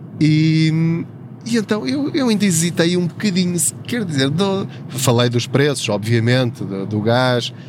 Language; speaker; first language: Portuguese; native; Portuguese